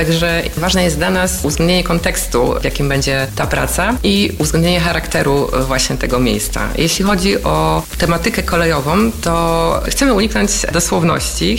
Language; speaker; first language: Polish; native; Polish